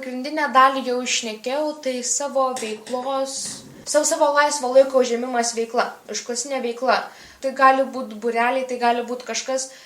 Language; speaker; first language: Lithuanian; native; Lithuanian